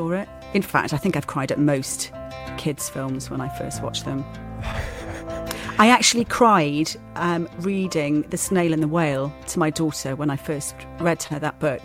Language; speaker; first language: English; native; English